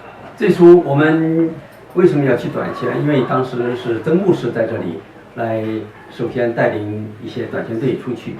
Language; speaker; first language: Chinese; native; Chinese